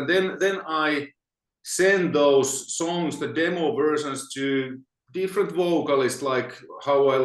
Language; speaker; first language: English; non-native, fluent; Finnish